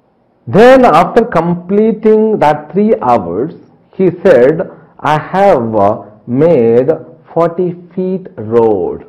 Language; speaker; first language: English; non-native, local second language; Telugu